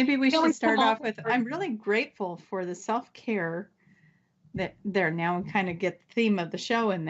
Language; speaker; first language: English; native; English